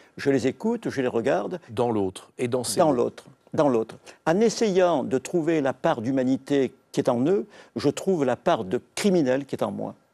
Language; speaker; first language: French; native; French